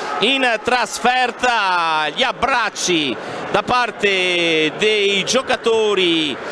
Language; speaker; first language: Italian; native; Italian